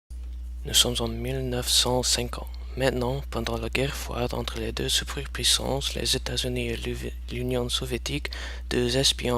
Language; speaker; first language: French; non-native, learner; English